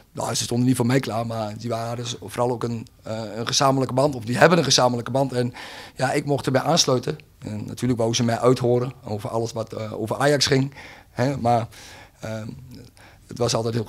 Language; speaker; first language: Dutch; native; Dutch